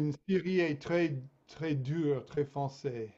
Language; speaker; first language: French; non-native, fluent; English